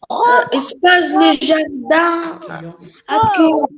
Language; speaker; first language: French; non-native, learner; Arabic